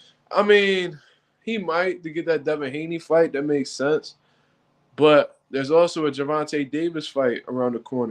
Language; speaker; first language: English; native; English